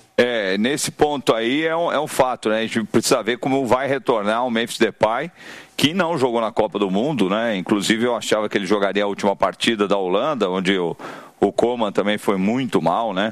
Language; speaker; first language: Portuguese; native; Portuguese